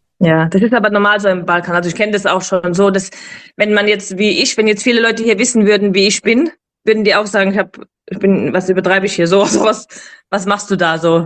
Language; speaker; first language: German; native; German